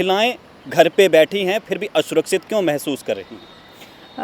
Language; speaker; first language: Hindi; native; Hindi